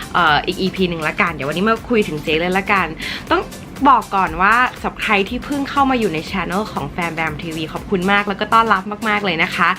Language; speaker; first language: Thai; early bilingual, heritage; English